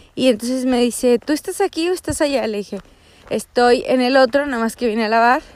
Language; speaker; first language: Spanish; native; Spanish